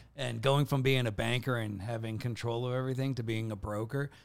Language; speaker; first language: English; native; English